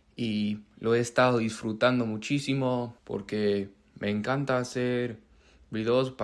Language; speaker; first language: Spanish; non-native, fluent; English